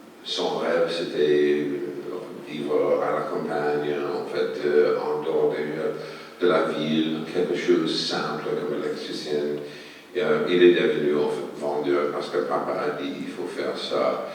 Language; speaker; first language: French; non-native, fluent; English